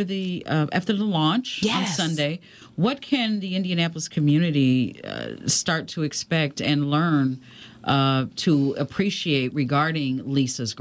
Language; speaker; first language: English; native; English